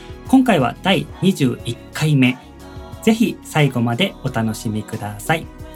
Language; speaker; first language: Japanese; native; Japanese